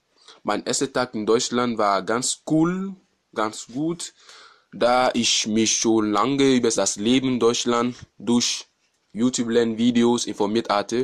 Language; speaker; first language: German; non-native, fluent; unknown